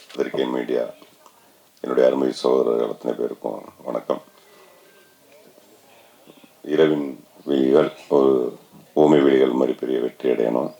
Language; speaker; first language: Tamil; native; Tamil